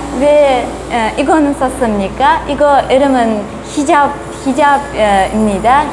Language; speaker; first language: Korean; non-native, learner; Uzbek